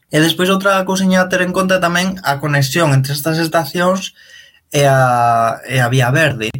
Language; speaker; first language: Galician; non-native, local second language; Spanish